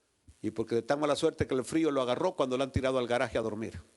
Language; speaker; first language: Spanish; native; Spanish